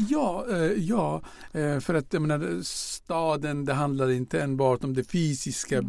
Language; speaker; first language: Swedish; non-native, fluent; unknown